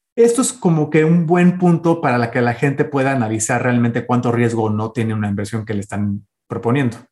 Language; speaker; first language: Spanish; early bilingual, heritage; Spanish